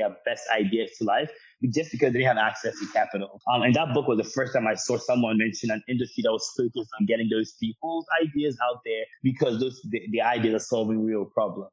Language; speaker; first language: English; non-native, local second language; Akan